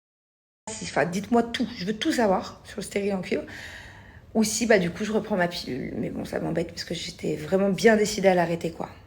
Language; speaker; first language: French; native; French